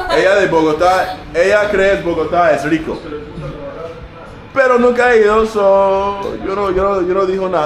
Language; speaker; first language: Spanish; non-native, learner; English